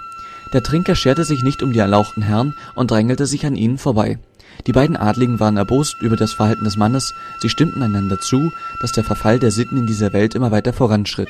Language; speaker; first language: German; native; German